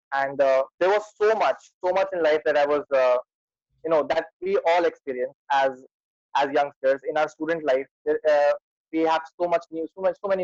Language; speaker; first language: English; non-native, local second language; Hindi